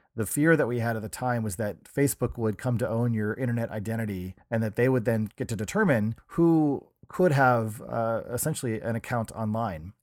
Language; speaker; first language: English; native; English